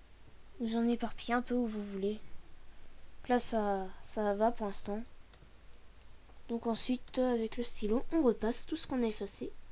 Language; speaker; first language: French; native; French